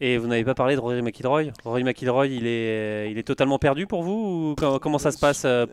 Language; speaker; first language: French; native; French